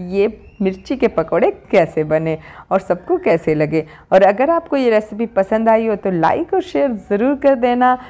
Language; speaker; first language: Hindi; native; Hindi